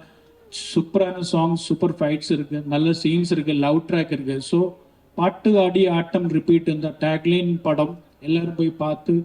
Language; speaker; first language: Tamil; non-native, learner; Malayalam